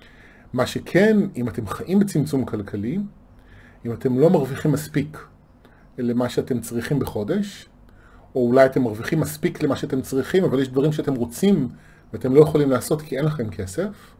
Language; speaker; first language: Hebrew; native; Hebrew